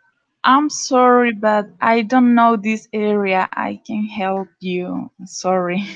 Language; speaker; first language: English; non-native, learner; Spanish